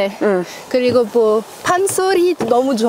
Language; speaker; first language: Korean; non-native, learner; French